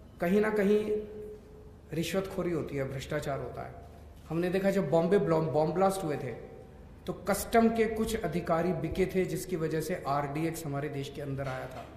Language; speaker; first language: Hindi; native; Hindi